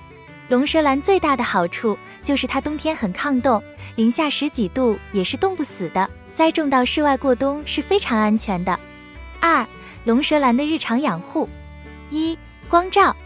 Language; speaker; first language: Chinese; native; Chinese